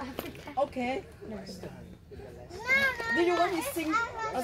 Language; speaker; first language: English; non-native, learner; Vietnamese